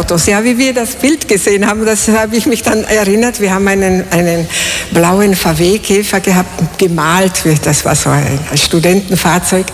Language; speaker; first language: German; non-native, fluent; Slovak